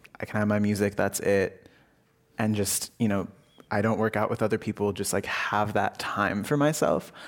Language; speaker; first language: English; early bilingual, other home language; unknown